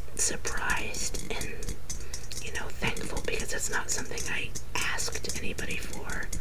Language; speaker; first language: English; native; English